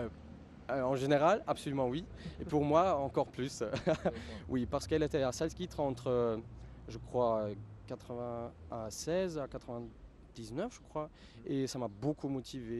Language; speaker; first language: French; non-native, fluent; German